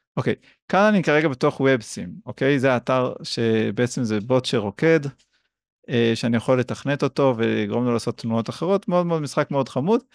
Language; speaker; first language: Hebrew; native; Hebrew